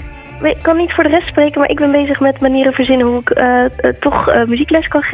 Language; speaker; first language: Dutch; native; Dutch